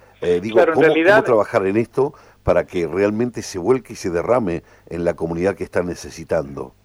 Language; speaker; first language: Spanish; native; Spanish